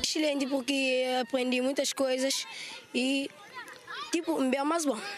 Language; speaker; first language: Portuguese; non-native, local second language; Kabuverdianu